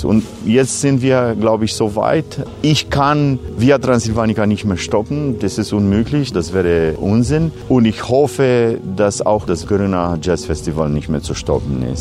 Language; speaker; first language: German; non-native, fluent; Romanian